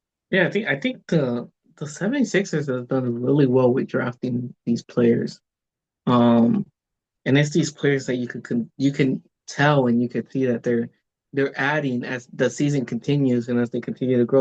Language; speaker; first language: English; native; English